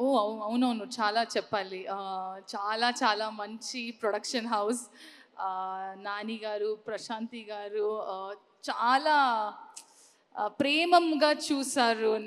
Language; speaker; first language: Telugu; non-native, learner; Kannada